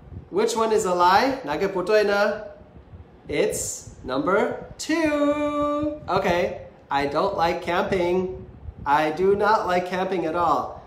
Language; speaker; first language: English; native; English